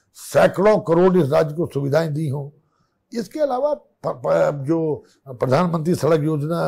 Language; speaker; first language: Hindi; native; Hindi